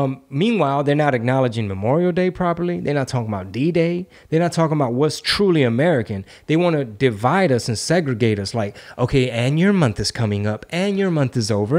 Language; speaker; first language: English; early bilingual, other home language; Spanish